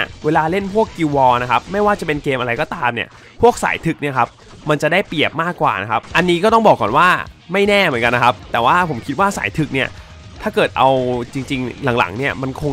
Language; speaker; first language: Thai; native; Thai